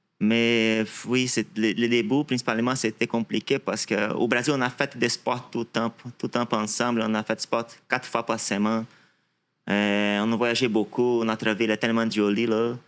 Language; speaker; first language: French; non-native, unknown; Portuguese